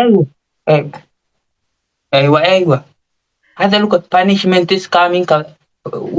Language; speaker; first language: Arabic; non-native, learner; Oromo